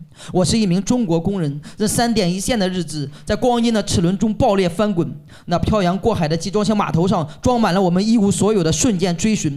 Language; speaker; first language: Chinese; native; Chinese